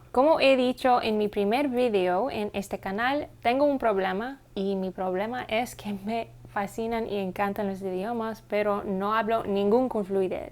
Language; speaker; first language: Spanish; non-native, learner; English